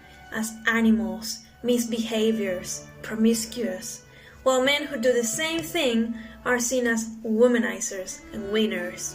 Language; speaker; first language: English; non-native, fluent; Spanish